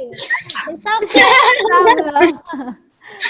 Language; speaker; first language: English; non-native, fluent; Indonesian